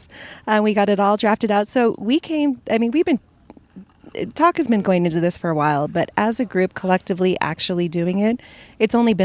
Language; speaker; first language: English; native; English